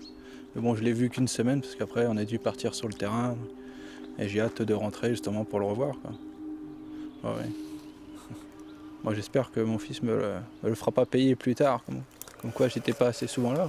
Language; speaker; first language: French; native; French